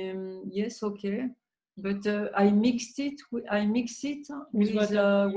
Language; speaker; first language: English; non-native, learner; French